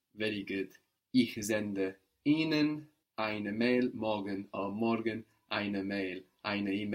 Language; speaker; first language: German; non-native, fluent; English